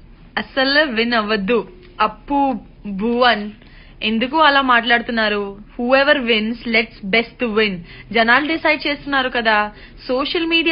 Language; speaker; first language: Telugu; non-native, learner; Gujarati